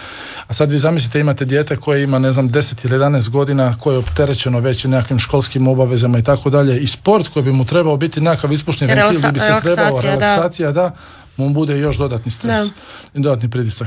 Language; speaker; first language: Serbian; native; Serbian